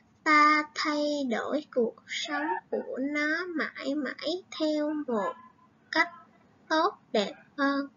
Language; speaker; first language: Vietnamese; native; Vietnamese